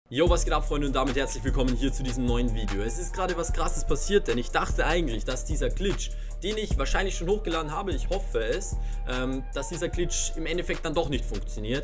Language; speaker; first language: German; native; German